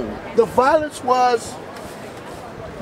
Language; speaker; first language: English; native; English